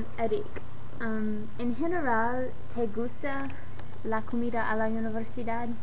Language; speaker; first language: Spanish; non-native, learner; English